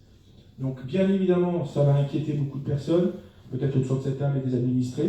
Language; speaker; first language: French; native; French